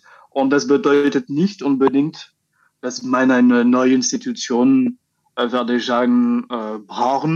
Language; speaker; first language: German; non-native, fluent; French